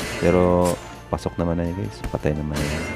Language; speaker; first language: Filipino; native; Filipino